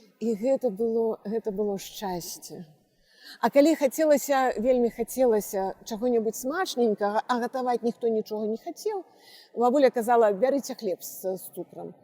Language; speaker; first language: Belarusian; native; Belarusian